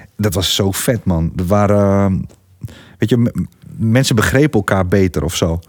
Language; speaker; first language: Dutch; early bilingual, other home language; Greek